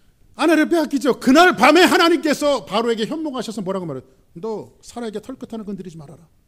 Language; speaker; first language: Korean; native; Korean